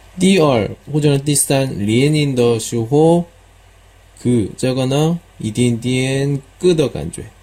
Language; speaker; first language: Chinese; non-native, learner; Korean